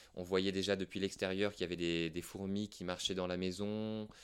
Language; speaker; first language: French; native; French